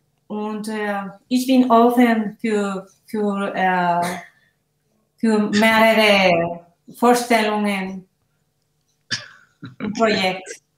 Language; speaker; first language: German; non-native, learner; Spanish